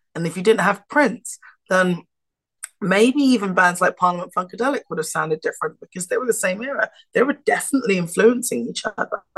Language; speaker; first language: English; native; English